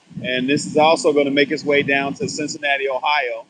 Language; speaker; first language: English; native; English